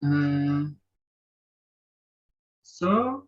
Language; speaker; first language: English; non-native, learner; Indonesian